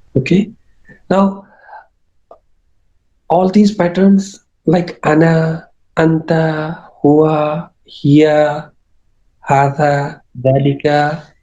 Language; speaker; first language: English; non-native, local second language; Urdu